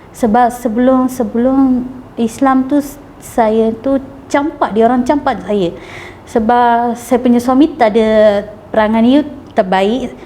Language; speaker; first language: Malay; non-native, local second language; Tamil